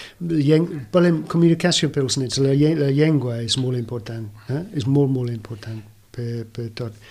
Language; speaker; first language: Catalan; non-native, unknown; English